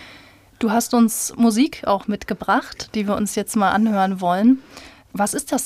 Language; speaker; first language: German; native; German